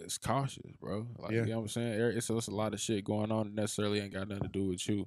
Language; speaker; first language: English; native; English